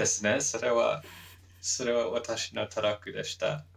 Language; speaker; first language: Japanese; non-native, learner; English